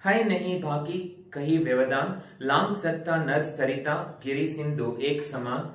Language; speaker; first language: Hindi; non-native, local second language; Kannada